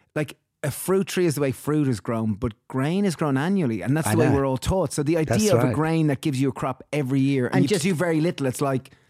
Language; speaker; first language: English; native; English